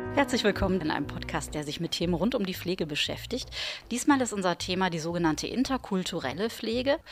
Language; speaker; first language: German; native; German